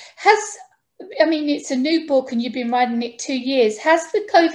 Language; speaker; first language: English; native; English